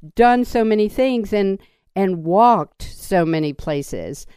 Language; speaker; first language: English; native; English